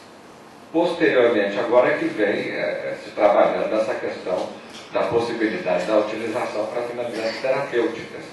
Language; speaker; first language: Portuguese; native; Portuguese